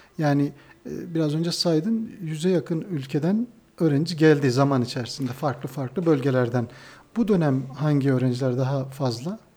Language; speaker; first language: Turkish; native; Turkish